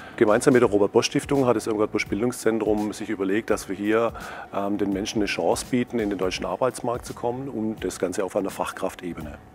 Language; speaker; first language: German; native; German